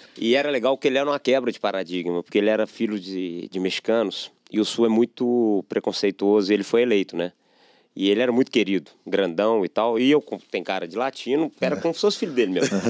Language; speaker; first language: Portuguese; native; Portuguese